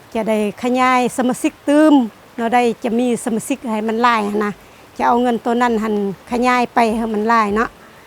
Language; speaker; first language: Lao; non-native, local second language; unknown